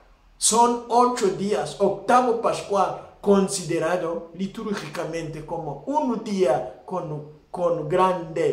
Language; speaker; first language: Spanish; non-native, fluent; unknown